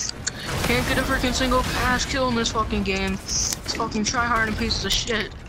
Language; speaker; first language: English; native; English